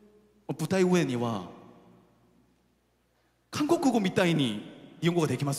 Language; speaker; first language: Japanese; non-native, fluent; Korean